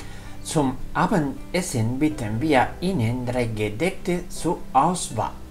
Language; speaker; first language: German; non-native, fluent; Spanish